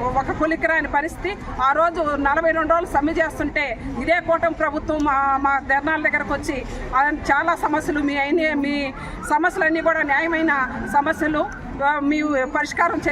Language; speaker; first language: Telugu; native; Telugu